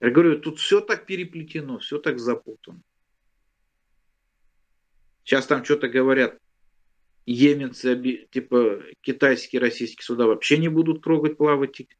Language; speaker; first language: Russian; native; Russian